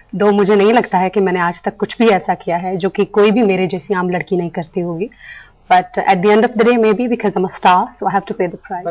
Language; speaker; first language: Urdu; native; Urdu